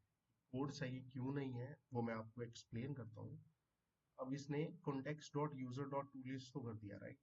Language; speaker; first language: Hindi; non-native, local second language; Punjabi